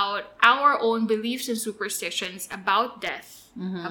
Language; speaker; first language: English; non-native, local second language; Filipino